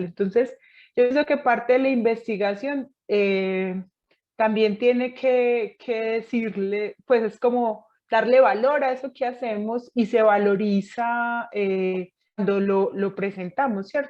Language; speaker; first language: Spanish; native; Spanish